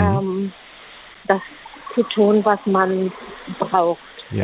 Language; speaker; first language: German; non-native, learner; Spanish